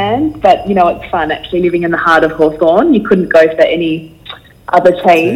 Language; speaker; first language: English; native; English